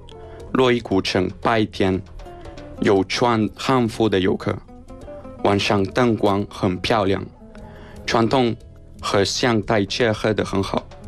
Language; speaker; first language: Chinese; non-native, fluent; Spanish